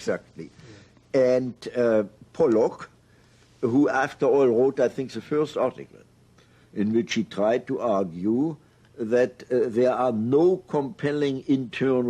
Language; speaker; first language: English; non-native, fluent; German